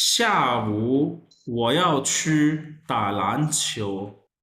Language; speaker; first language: Chinese; non-native, fluent; Urdu